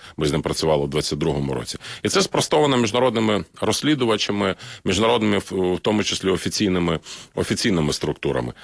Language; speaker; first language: Ukrainian; native; Ukrainian